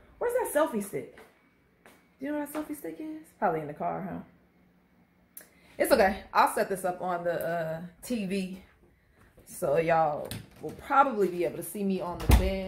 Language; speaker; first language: English; native; English